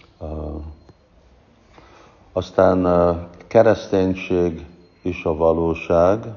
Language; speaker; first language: Hungarian; non-native, fluent; English